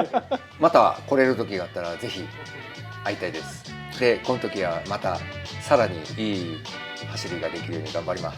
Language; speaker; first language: Japanese; native; Japanese